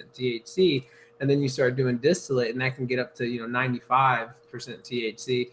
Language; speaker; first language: English; native; English